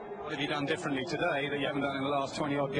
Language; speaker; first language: English; native; English